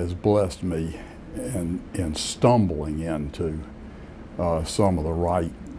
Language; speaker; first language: English; native; English